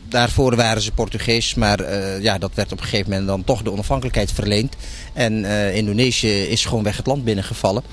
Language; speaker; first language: Dutch; early bilingual, other home language; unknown